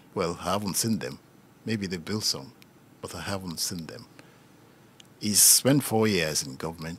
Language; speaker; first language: English; non-native, local second language; Yoruba